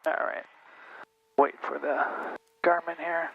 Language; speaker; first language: English; native; English